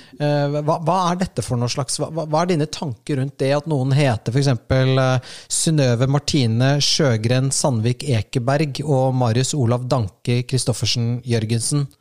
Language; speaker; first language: Norwegian; native; Norwegian